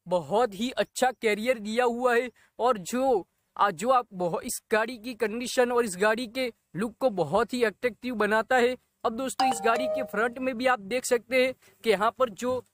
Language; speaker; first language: Hindi; non-native, local second language; Gujarati